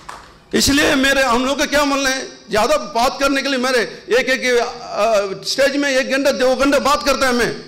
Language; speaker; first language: Hindi; non-native, local second language; Urdu